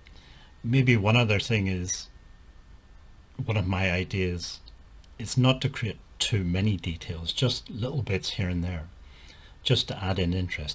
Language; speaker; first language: English; native; English